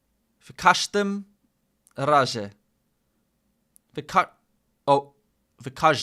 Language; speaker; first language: Polish; non-native, learner; English